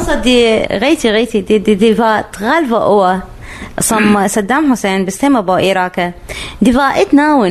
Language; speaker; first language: Danish; non-native, learner; Arabic